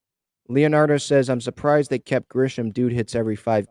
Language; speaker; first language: English; native; English